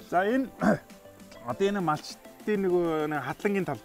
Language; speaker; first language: Mongolian; non-native, fluent; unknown